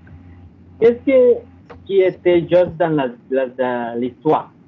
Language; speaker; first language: French; non-native, learner; Spanish